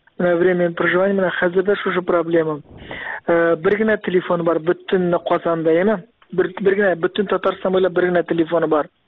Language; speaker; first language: Tatar; early bilingual, heritage; Tatar